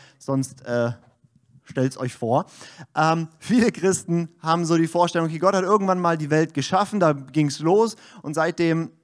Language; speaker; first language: German; native; German